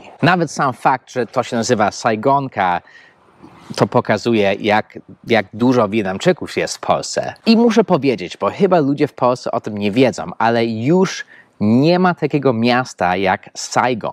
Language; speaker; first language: Polish; non-native, fluent; English